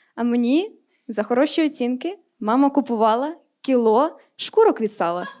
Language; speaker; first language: Ukrainian; native; Ukrainian